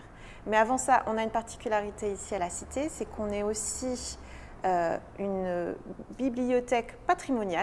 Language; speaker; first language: French; native; French